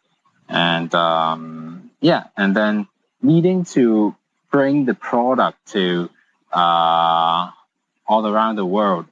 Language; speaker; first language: English; non-native, local second language; Cantonese